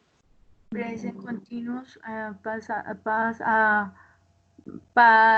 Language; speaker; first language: English; non-native, learner; Spanish